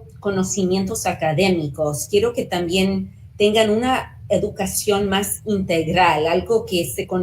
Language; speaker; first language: Spanish; early bilingual, heritage; Spanish